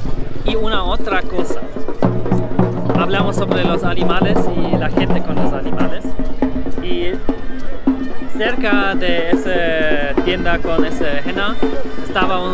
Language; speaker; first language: Spanish; non-native, learner; German